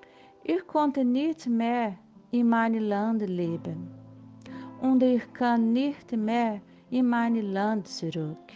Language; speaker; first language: German; non-native, learner; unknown